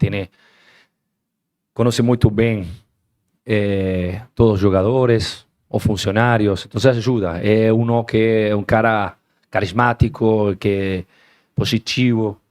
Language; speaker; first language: Portuguese; non-native, learner; Spanish